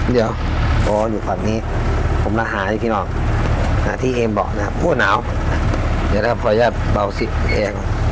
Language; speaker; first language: Thai; non-native, local second language; Northeastern Thai